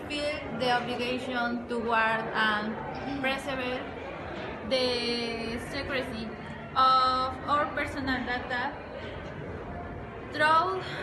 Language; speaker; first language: English; non-native, learner; Spanish